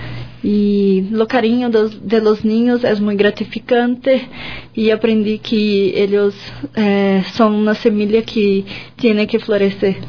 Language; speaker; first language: Spanish; non-native, learner; Portuguese